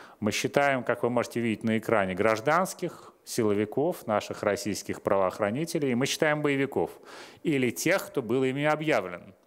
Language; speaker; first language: Russian; native; Russian